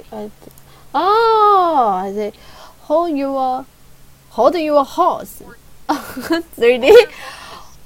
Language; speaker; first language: English; non-native, learner; Chinese